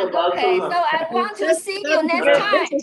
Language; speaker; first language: English; non-native, fluent; Chinese